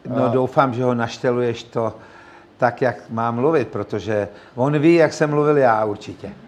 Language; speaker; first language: Czech; native; Czech